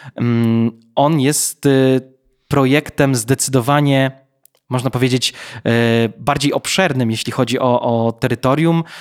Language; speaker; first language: Polish; native; Polish